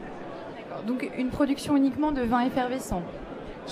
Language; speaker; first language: French; native; French